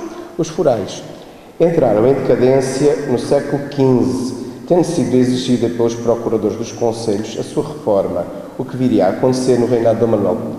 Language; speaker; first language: Portuguese; native; Portuguese